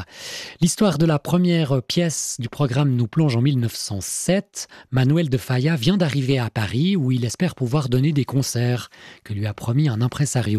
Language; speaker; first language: French; native; French